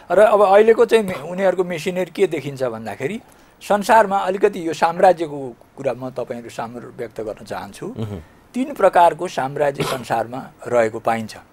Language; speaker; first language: Nepali; native; Nepali